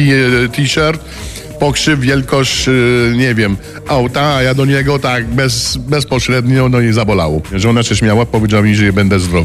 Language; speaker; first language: Polish; non-native, fluent; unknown